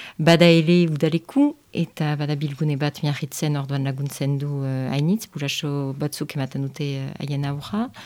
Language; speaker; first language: Basque; non-native, local second language; French